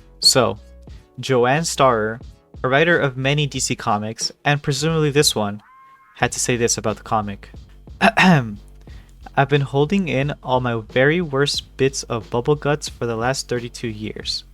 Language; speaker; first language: English; native; English